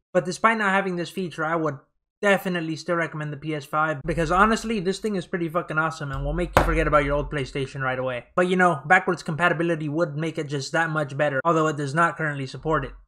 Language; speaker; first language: English; early bilingual, other home language; Spanish